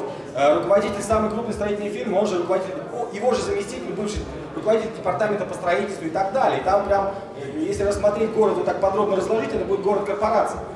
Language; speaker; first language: Russian; native; Russian